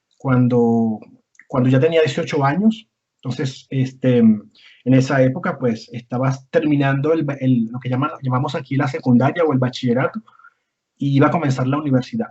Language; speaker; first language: Spanish; native; Spanish